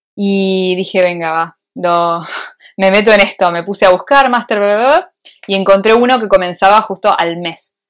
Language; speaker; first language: Spanish; native; Spanish